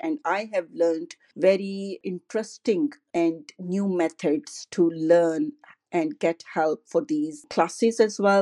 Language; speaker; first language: English; non-native, local second language; Urdu